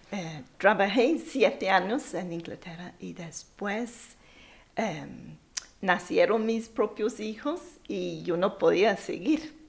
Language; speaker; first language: Spanish; non-native, fluent; English